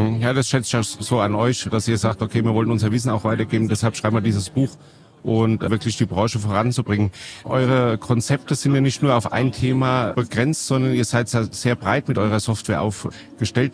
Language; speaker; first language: German; native; German